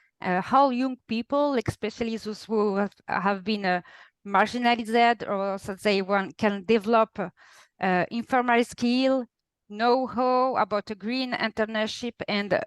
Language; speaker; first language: English; non-native, fluent; Italian